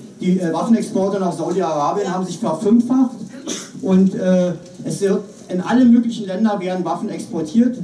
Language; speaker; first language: German; native; German